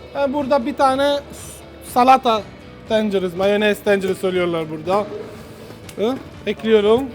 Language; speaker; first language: Turkish; non-native, learner; Italian